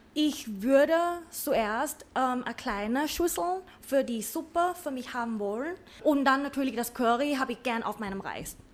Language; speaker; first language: German; non-native, learner; Thai